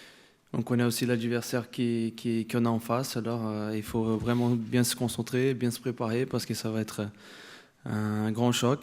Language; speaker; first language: French; non-native, fluent; Portuguese